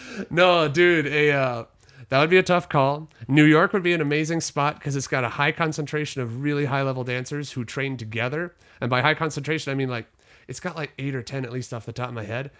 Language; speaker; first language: English; native; English